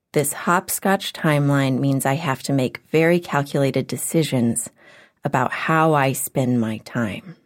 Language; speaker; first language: English; native; English